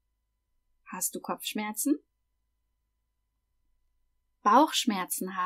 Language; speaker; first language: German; non-native, fluent; English